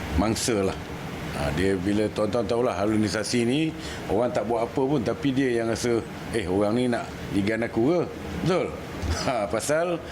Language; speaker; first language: Malay; native; Malay